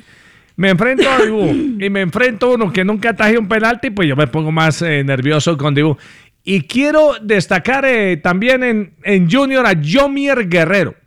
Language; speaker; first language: Spanish; native; Spanish